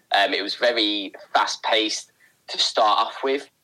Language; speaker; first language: English; native; English